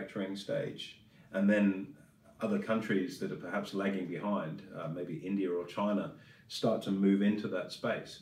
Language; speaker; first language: English; native; English